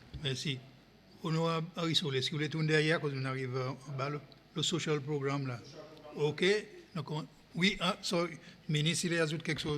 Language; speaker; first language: French; non-native, local second language; Seselwa Creole French